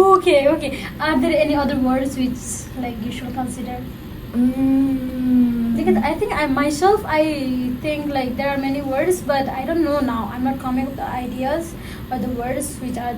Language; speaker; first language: English; non-native, fluent; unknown